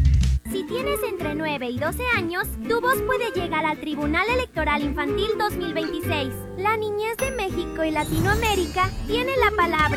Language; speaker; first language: Spanish; native; Spanish